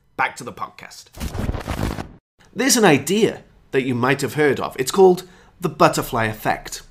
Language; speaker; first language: English; native; English